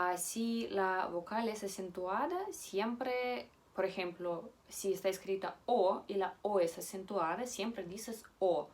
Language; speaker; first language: Spanish; non-native, fluent; Russian